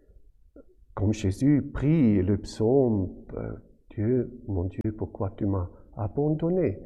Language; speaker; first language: French; non-native, fluent; German